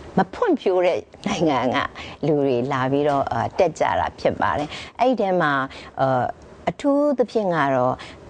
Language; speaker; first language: Burmese; native; Burmese